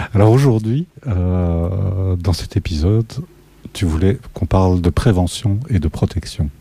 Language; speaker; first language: French; native; French